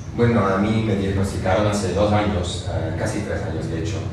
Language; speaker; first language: Spanish; non-native, fluent; Dutch